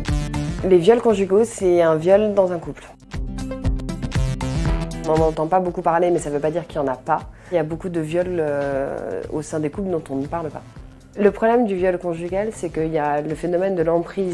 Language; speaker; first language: French; native; French